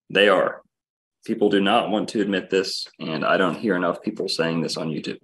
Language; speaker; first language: English; native; English